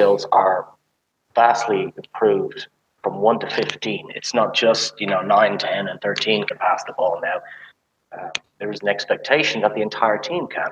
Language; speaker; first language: English; native; English